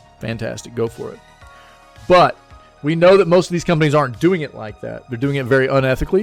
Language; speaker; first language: English; native; English